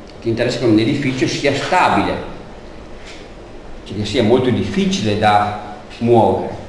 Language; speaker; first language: Italian; native; Italian